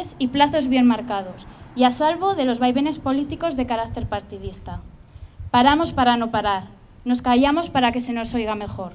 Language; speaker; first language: Spanish; native; Spanish